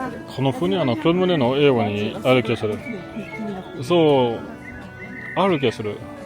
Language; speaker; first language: Japanese; non-native, fluent; French